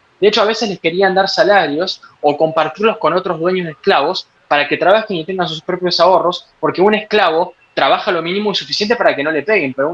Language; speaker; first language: Spanish; native; Spanish